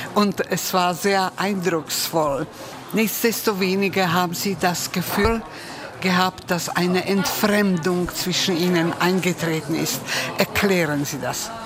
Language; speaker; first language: German; non-native, fluent; Czech